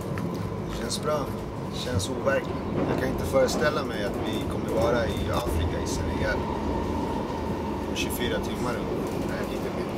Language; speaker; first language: Swedish; early bilingual, other home language; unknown